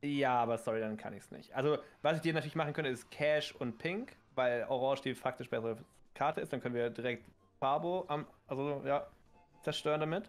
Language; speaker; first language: German; native; German